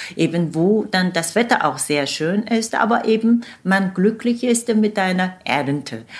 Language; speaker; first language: German; non-native, fluent; Korean